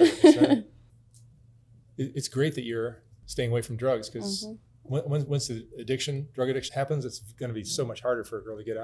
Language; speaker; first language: English; native; English